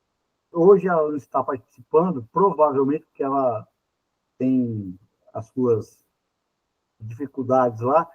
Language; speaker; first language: Portuguese; non-native, local second language; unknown